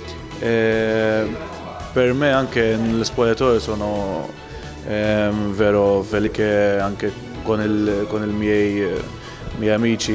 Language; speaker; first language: Italian; non-native, learner; Maltese